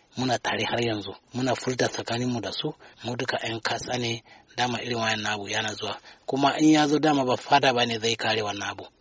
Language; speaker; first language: Hausa; non-native, local second language; Kanuri